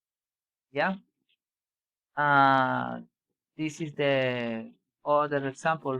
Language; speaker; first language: English; non-native, learner; Spanish